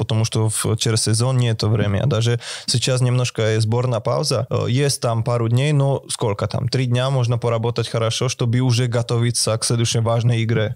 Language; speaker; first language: Russian; non-native, fluent; Slovak